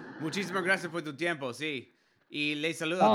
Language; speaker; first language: Spanish; non-native, learner; English